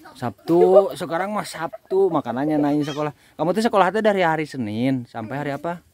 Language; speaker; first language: Indonesian; non-native, local second language; Sundanese